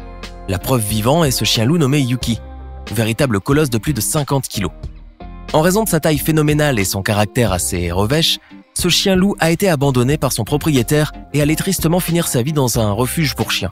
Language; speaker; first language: French; native; French